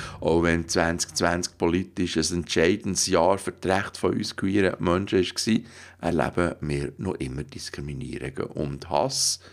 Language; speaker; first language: German; native; German